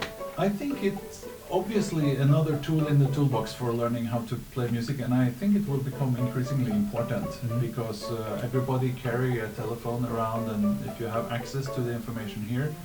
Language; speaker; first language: English; non-native, fluent; Norwegian